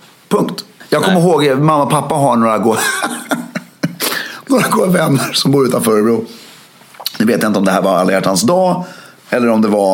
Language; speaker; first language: Swedish; native; Swedish